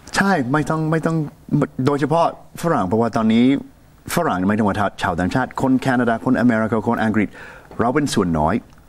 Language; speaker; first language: Thai; non-native, fluent; English